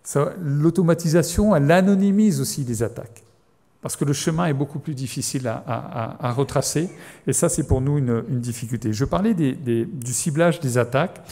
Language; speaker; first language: French; native; French